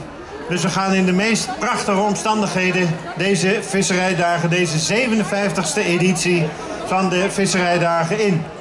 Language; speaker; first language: Dutch; native; Dutch